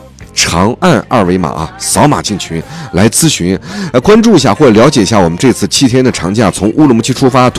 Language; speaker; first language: Chinese; native; Chinese